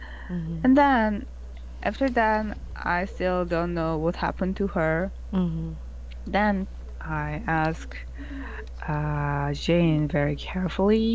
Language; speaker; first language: English; non-native, learner; Korean